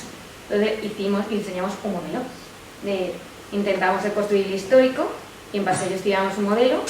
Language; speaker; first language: Spanish; native; Spanish